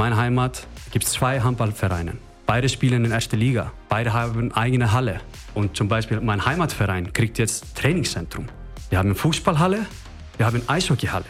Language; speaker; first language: German; non-native, learner; Icelandic